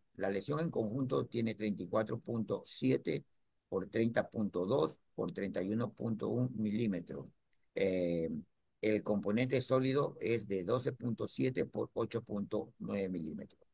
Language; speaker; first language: Spanish; native; Spanish